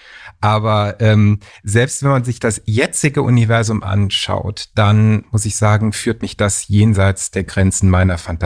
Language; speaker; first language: German; native; German